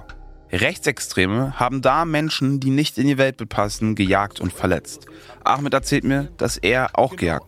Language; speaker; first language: German; native; German